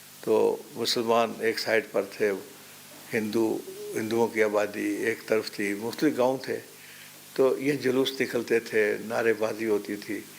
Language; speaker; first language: Urdu; non-native, local second language; Pahari-Potwari